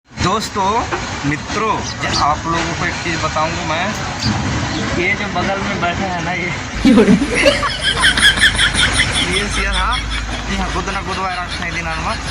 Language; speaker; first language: Hindi; non-native, local second language; Chhattisgarhi